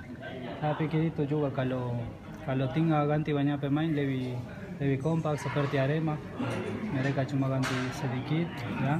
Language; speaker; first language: Indonesian; non-native, learner; Spanish